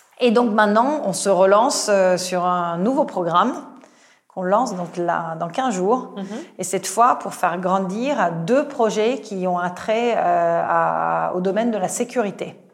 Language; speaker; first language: French; non-native, fluent; Italian